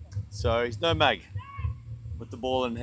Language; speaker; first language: English; native; English